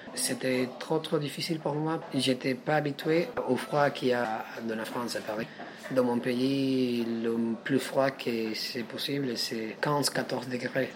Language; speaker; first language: French; non-native, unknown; Spanish